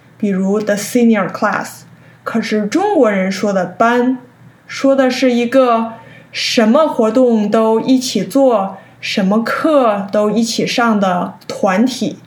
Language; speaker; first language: Chinese; early bilingual, heritage; Chinese